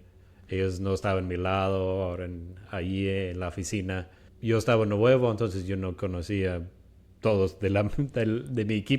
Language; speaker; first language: Spanish; non-native, fluent; English